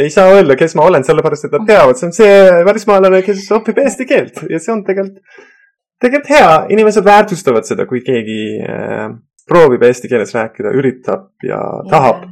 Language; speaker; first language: Estonian; non-native, fluent; Persian